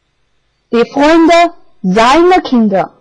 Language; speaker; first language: German; non-native, fluent; Chinese